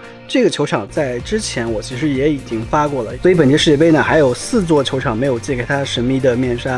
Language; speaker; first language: Chinese; native; Chinese